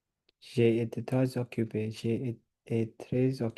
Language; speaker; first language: French; non-native, learner; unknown